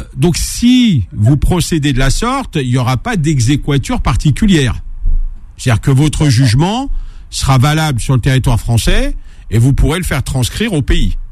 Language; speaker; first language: French; native; French